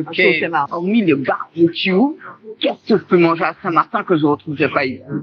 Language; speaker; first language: French; native; French